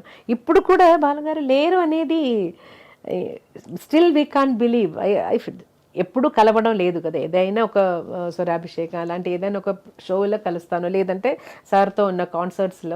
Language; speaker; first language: Telugu; non-native, fluent; Malayalam